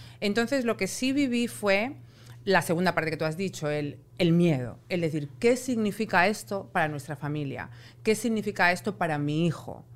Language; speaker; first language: Spanish; native; Spanish